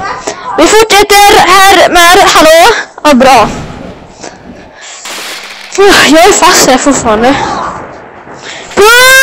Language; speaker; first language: Swedish; native; Swedish